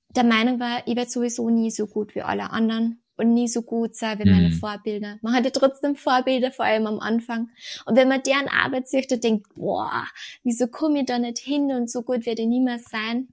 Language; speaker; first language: German; native; German